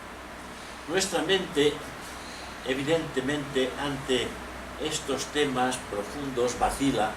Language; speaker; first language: Spanish; native; Spanish